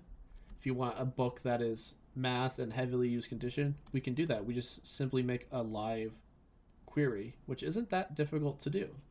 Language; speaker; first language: English; native; English